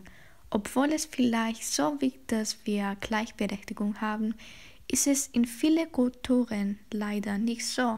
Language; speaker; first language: German; non-native, learner; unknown